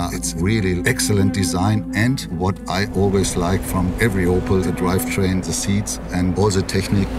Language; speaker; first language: English; non-native, fluent; German